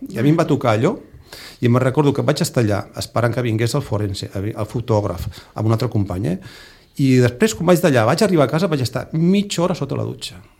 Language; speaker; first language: Catalan; native; Catalan